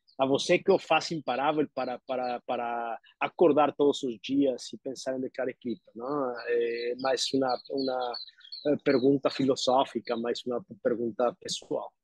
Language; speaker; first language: Portuguese; non-native, learner; Spanish